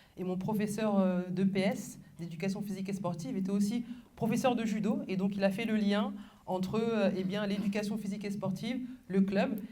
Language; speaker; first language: French; early bilingual, other home language; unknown